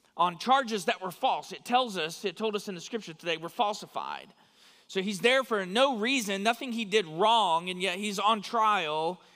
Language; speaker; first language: English; native; English